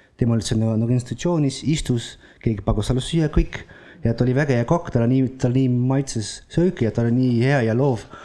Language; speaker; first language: Estonian; non-native, fluent; Dutch